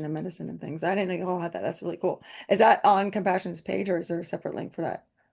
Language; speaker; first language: English; native; English